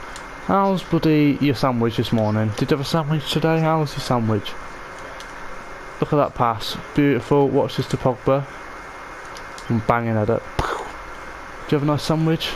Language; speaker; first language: English; native; English